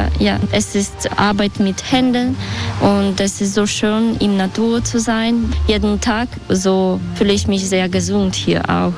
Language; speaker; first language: German; non-native, fluent; Russian